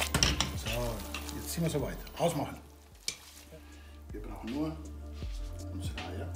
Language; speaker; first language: German; non-native, fluent; Italian